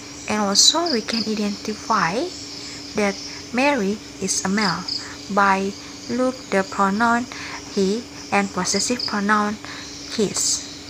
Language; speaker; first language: English; non-native, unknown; Indonesian